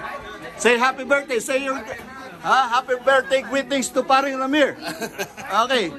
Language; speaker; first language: English; non-native, local second language; Filipino